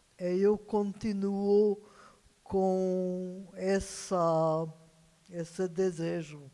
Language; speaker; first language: Portuguese; non-native, fluent; Hungarian